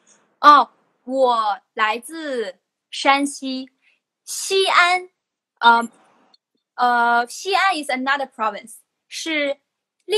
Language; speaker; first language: Chinese; non-native, learner; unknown